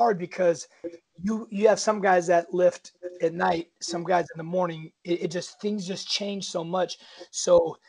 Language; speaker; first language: English; native; English